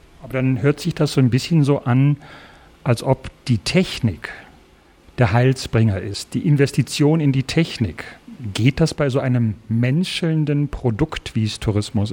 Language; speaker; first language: German; native; German